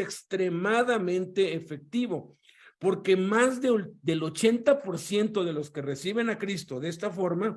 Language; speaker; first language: Spanish; native; Spanish